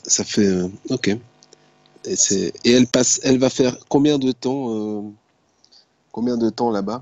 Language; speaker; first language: French; native; French